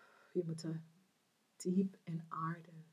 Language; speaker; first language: Dutch; non-native, fluent; English